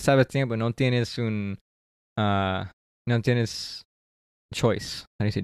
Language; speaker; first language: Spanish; early bilingual, heritage; English